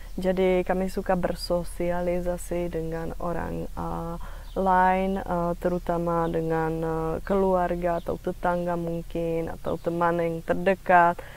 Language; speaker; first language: Indonesian; non-native, fluent; Czech